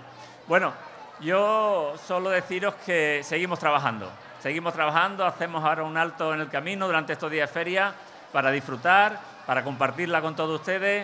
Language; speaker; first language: Spanish; native; Spanish